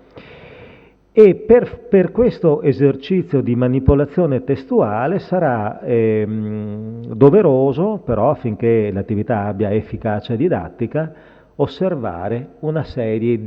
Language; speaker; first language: Italian; native; Italian